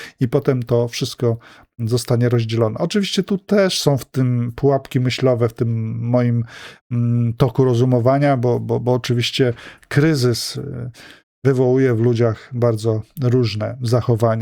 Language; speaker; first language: Polish; native; Polish